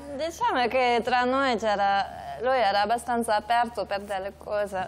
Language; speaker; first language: Italian; non-native, fluent; Dutch